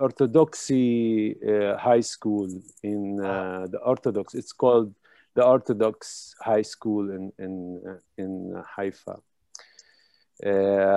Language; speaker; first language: English; non-native, fluent; Hebrew